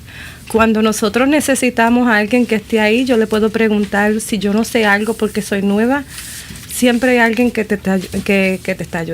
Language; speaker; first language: Spanish; early bilingual, other home language; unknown